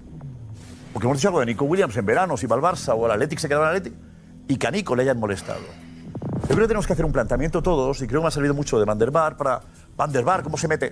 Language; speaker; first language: Spanish; native; Spanish